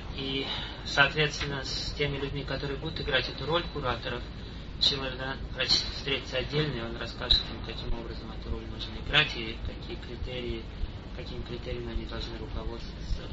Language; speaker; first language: Russian; native; Russian